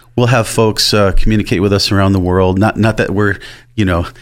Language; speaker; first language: English; native; English